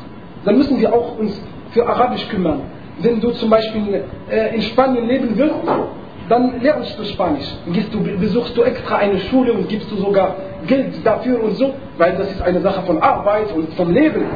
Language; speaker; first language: German; non-native, fluent; Arabic